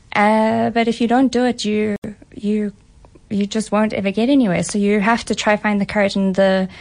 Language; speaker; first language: English; native; English